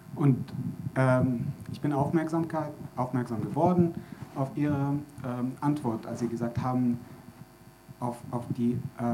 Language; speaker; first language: German; non-native, fluent; Arabic